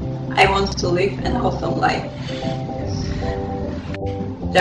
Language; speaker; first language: English; non-native, fluent; Polish